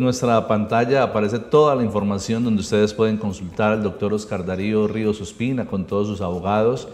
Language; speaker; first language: Spanish; native; Spanish